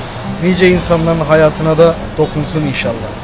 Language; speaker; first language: Turkish; native; Turkish